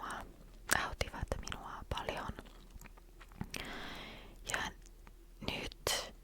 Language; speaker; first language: Finnish; non-native, learner; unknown